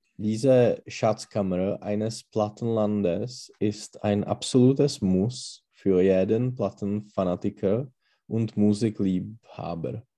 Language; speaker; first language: German; non-native, learner; Czech